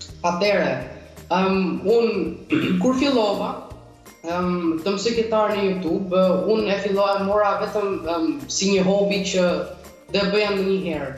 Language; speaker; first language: Albanian; early bilingual, heritage; Albanian